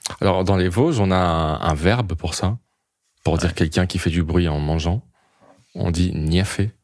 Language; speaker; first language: French; native; French